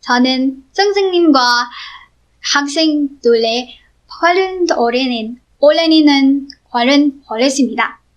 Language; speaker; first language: Korean; non-native, learner; Filipino